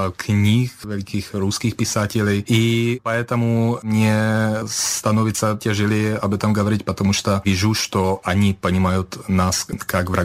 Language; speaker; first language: Russian; non-native, fluent; Czech